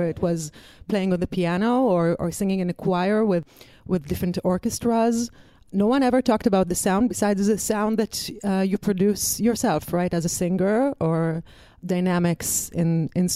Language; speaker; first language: English; non-native, fluent; Hebrew